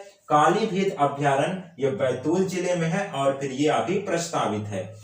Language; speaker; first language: Hindi; native; Hindi